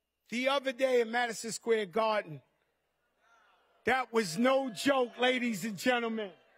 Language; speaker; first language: English; native; English